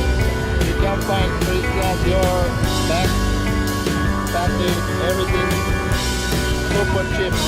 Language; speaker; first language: English; non-native, learner; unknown